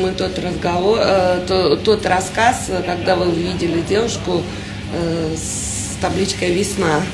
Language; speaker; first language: Russian; non-native, fluent; Serbian